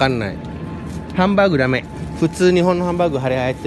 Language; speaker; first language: Japanese; non-native, fluent; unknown